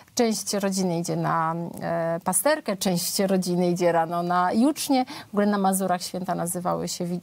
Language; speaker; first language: Polish; native; Polish